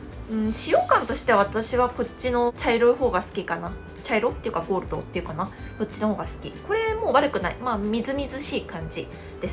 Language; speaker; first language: Japanese; non-native, fluent; Korean